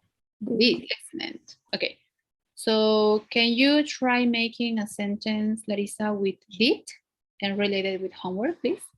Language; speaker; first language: English; non-native, fluent; Spanish